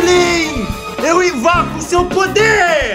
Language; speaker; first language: Portuguese; native; Portuguese